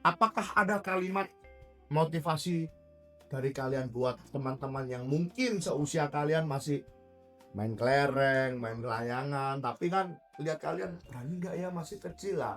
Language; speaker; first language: Indonesian; native; Indonesian